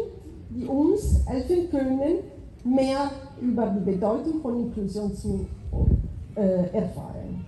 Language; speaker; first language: German; non-native, fluent; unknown